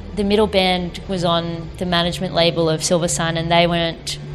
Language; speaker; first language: English; native; English